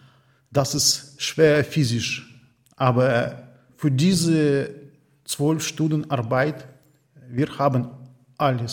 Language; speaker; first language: German; non-native, learner; Ukrainian